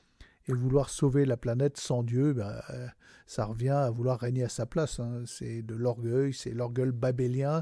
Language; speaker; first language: French; native; French